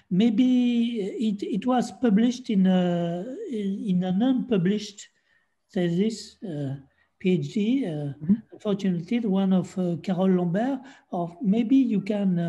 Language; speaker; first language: English; non-native, fluent; French